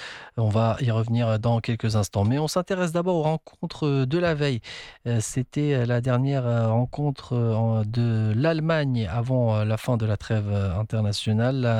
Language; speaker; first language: French; non-native, local second language; Arabic